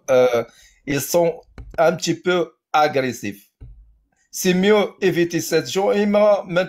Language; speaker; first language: French; non-native, learner; Arabic